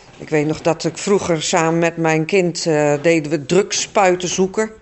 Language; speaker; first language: Dutch; native; Dutch